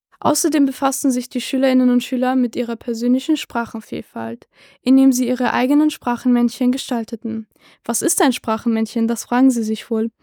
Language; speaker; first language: German; native; German